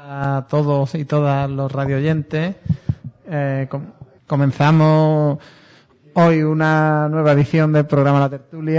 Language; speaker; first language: Spanish; native; Spanish